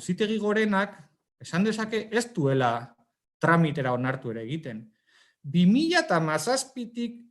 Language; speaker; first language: Basque; native; Basque